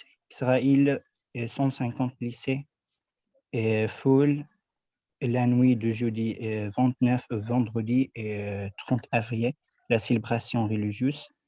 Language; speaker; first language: French; non-native, learner; Arabic